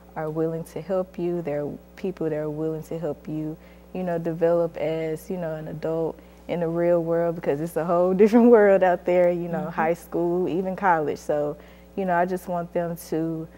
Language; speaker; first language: English; native; English